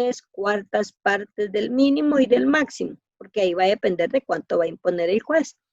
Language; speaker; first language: Spanish; native; Spanish